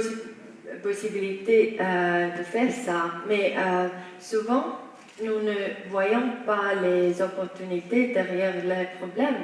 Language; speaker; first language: French; non-native, fluent; Estonian